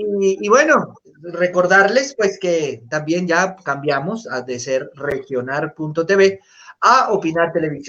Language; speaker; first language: Spanish; native; Spanish